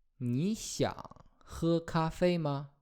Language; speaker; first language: Chinese; non-native, fluent; Polish